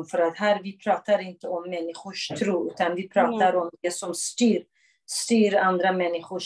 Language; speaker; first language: Swedish; non-native, fluent; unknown